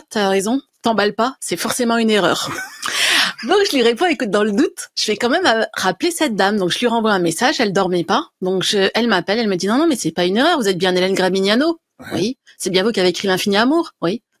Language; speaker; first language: French; native; French